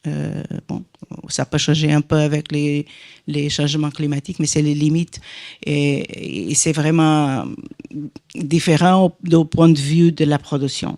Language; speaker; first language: French; non-native, fluent; Portuguese